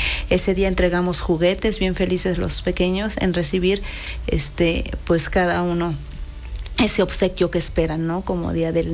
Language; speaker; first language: Spanish; native; Spanish